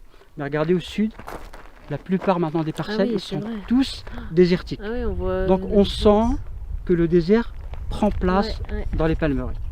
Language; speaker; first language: French; non-native, local second language; Arabic